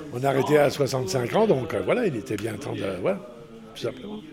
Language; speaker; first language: French; native; French